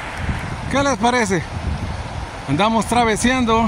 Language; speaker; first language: Spanish; native; Spanish